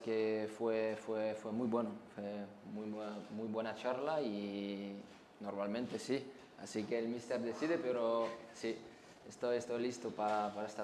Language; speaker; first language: Spanish; non-native, fluent; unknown